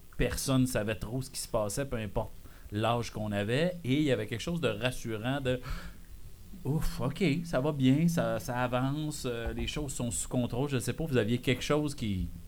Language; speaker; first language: French; native; French